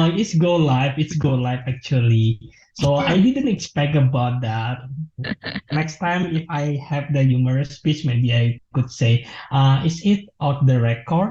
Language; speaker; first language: English; non-native, learner; Indonesian